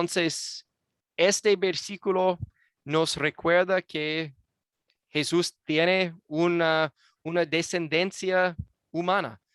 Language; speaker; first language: Spanish; non-native, fluent; English